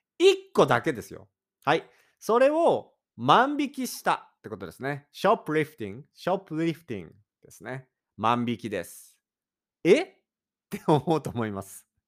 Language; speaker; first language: Japanese; native; Japanese